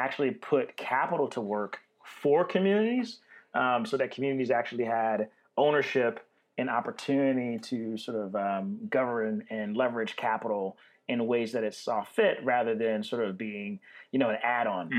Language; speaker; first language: English; native; English